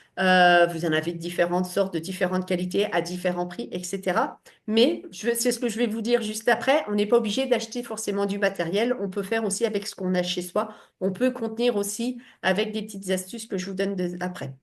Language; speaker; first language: French; native; French